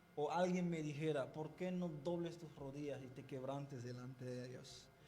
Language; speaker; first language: Spanish; non-native, fluent; Haitian Creole